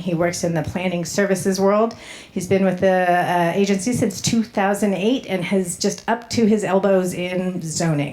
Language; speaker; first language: English; native; English